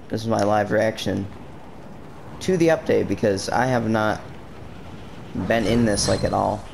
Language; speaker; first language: English; native; English